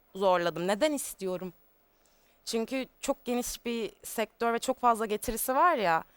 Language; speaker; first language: Turkish; native; Turkish